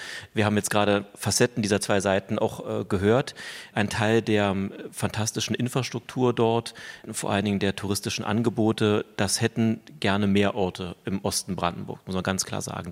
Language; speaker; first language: German; native; German